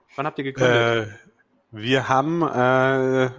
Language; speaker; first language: German; native; German